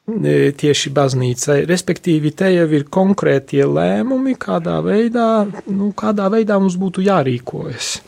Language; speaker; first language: Latvian; non-native, local second language; Polish